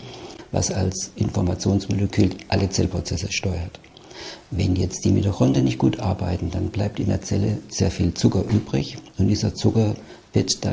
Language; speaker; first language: German; native; German